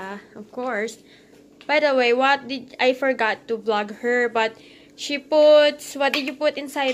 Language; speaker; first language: English; non-native, fluent; Filipino